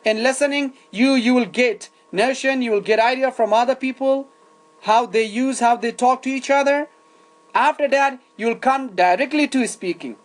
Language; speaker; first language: English; non-native, fluent; Persian